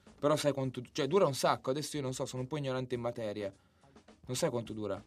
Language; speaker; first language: Italian; native; Italian